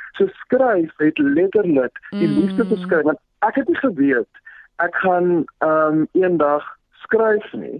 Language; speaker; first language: Afrikaans; early bilingual, other home language; Zulu